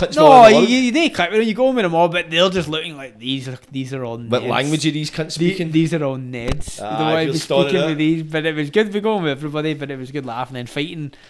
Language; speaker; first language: English; native; English